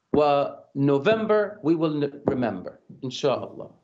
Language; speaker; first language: Arabic; native; Arabic